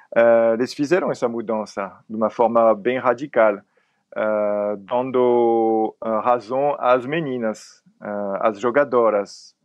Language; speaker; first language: Portuguese; non-native, fluent; French